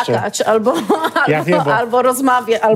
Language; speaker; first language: Polish; early bilingual, heritage; Polish